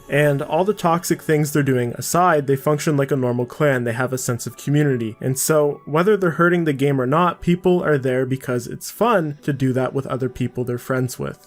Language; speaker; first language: English; native; English